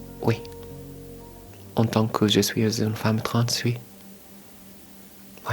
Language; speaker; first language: French; early bilingual, other home language; Arabic